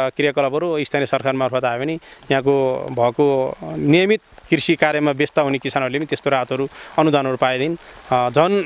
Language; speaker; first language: Nepali; non-native, local second language; Sherpa